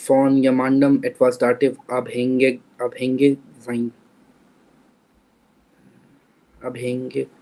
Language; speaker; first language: German; non-native, learner; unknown